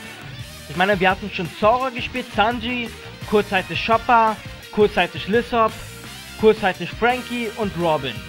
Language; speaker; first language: German; native; German